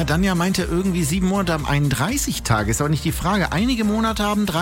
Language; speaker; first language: German; native; German